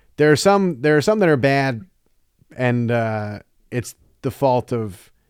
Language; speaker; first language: English; native; English